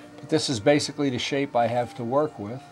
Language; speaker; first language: English; native; English